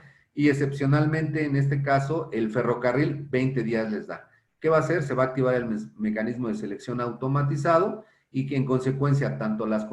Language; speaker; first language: Spanish; native; Spanish